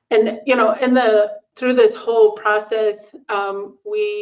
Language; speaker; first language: English; native; English